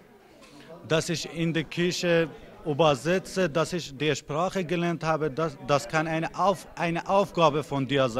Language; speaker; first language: German; non-native, fluent; Persian